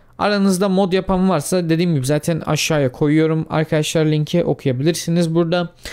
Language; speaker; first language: Turkish; native; Turkish